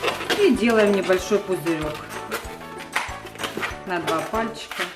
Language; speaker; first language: Russian; native; Russian